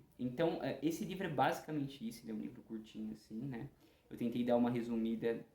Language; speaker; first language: Portuguese; native; Portuguese